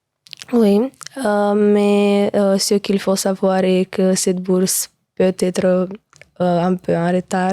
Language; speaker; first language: French; non-native, learner; Romanian